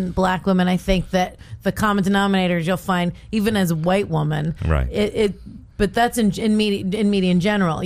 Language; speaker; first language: English; native; English